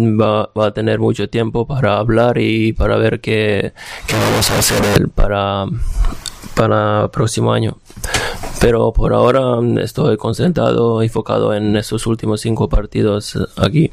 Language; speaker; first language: Spanish; non-native, fluent; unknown